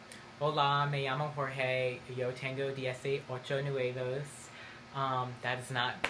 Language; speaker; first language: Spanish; non-native, learner; English